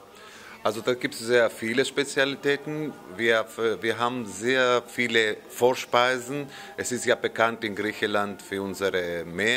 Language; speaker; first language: German; non-native, fluent; Greek